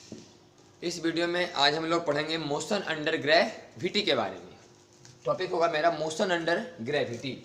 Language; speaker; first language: Hindi; native; Hindi